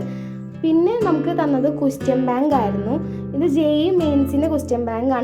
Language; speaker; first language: Malayalam; native; Malayalam